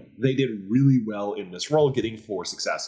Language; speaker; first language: English; native; English